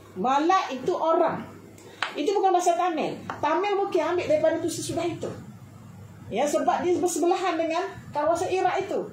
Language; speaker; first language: Malay; native; Malay